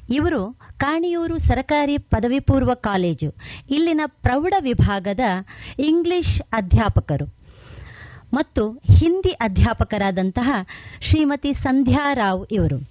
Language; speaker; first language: Kannada; native; Kannada